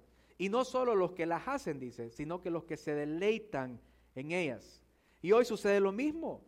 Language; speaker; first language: Spanish; native; Spanish